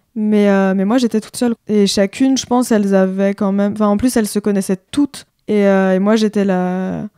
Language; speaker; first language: French; native; French